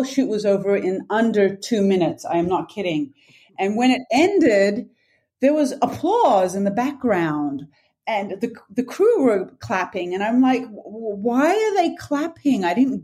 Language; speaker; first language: English; native; English